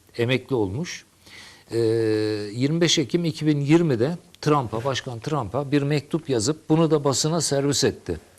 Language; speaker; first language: Turkish; native; Turkish